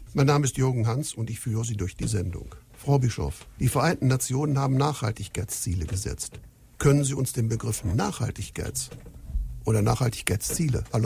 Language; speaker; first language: German; native; German